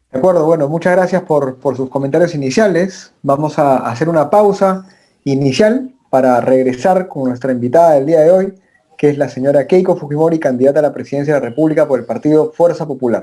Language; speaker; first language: Spanish; native; Spanish